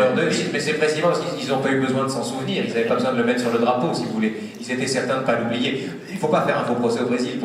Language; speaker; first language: French; native; French